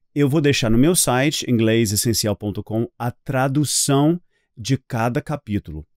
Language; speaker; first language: Portuguese; non-native, fluent; English